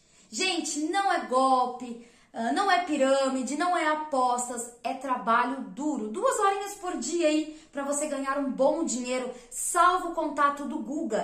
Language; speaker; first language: Portuguese; native; Portuguese